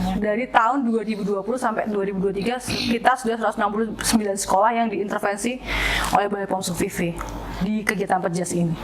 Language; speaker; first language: Indonesian; native; Indonesian